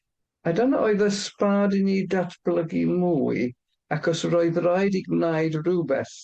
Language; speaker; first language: Welsh; non-native, fluent; English